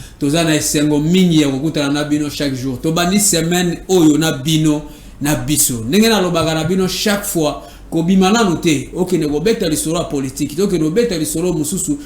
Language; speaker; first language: Lingala; native; Lingala